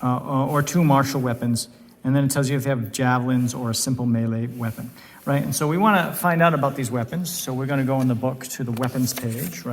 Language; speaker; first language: English; native; English